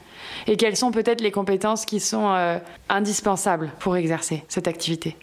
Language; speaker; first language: French; native; French